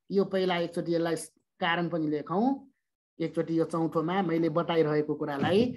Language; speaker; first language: Nepali; native; Nepali